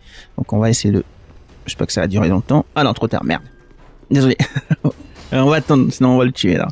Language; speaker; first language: French; native; French